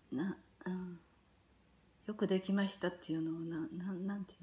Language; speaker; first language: Japanese; native; Japanese